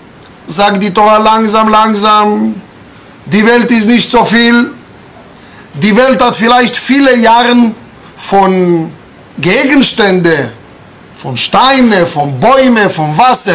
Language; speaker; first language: German; non-native, fluent; Hebrew